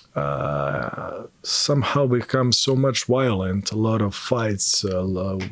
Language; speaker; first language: English; non-native, fluent; Serbian